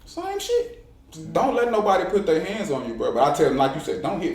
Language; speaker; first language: English; native; English